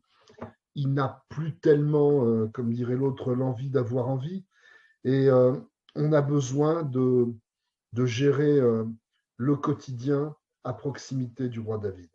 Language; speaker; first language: French; native; French